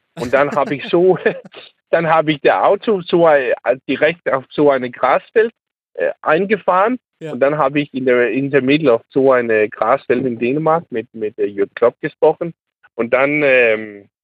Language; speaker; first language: German; non-native, learner; Danish